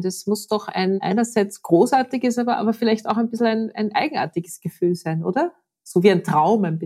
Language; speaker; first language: German; native; German